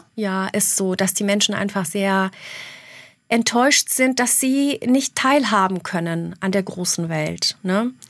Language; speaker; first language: German; early bilingual, other home language; Albanian